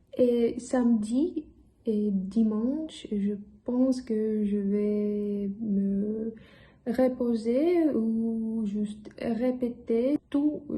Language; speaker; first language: French; non-native, learner; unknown